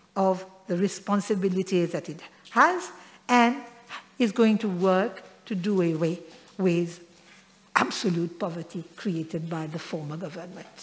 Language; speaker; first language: English; non-native, local second language; Morisyen